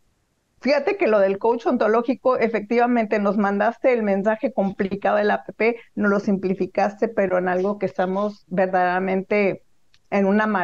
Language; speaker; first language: Spanish; native; Spanish